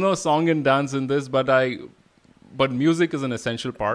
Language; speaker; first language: English; non-native, local second language; Kannada